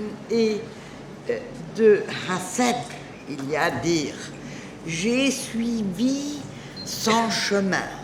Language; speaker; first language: French; non-native, learner; German